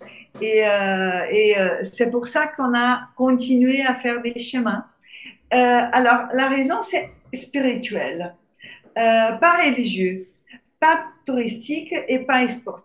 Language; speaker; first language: French; non-native, fluent; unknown